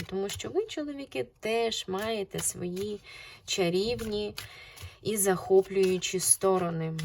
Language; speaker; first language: Ukrainian; non-native, local second language; Russian